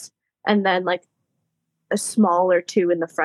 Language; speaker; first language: English; native; English